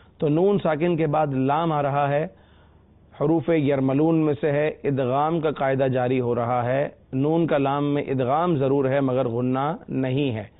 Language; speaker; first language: Urdu; native; Urdu